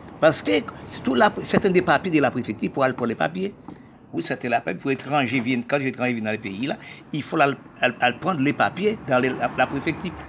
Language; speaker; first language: French; non-native, local second language; Haitian Creole